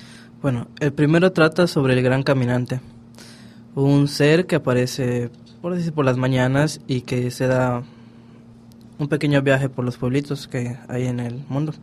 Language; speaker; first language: Spanish; native; Spanish